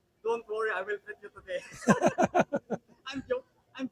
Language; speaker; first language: English; non-native, local second language; Cebuano